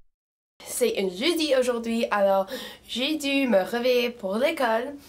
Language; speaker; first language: French; non-native, fluent; English